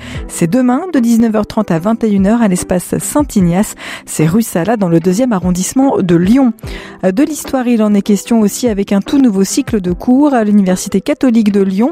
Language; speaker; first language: French; native; French